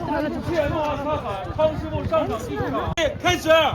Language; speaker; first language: Chinese; native; Chinese